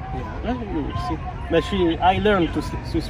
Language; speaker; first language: English; non-native, learner; French